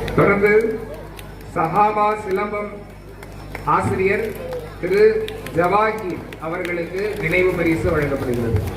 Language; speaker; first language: Tamil; native; Tamil